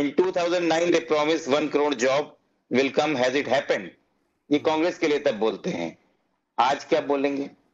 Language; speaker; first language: Hindi; native; Hindi